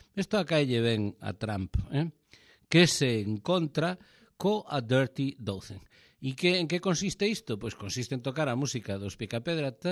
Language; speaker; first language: Galician; native; Galician